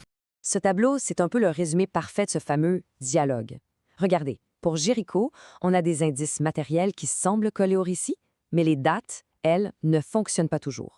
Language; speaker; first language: French; native; French